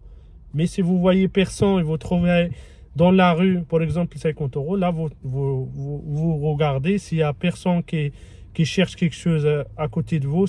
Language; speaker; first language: French; non-native, fluent; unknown